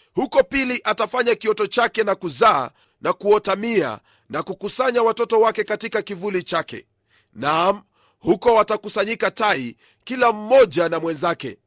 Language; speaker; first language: Swahili; non-native, local second language; Luyia